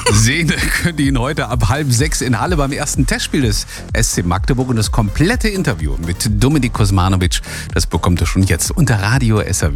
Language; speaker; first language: German; native; German